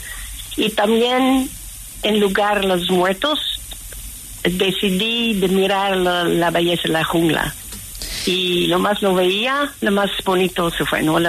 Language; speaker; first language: Spanish; non-native, fluent; Dutch